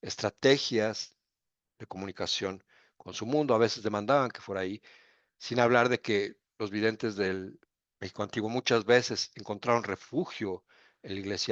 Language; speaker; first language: Spanish; native; Spanish